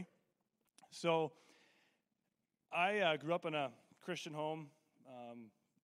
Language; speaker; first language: English; native; English